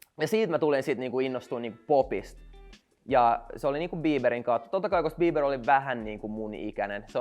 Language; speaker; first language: Finnish; non-native, local second language; Swedish